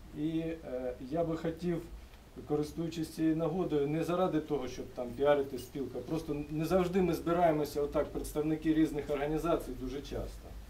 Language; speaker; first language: Ukrainian; native; Ukrainian